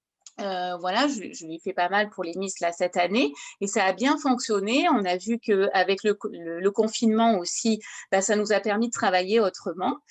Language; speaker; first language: French; native; French